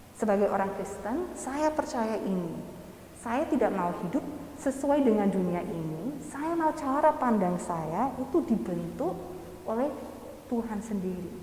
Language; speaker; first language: Indonesian; non-native, fluent; English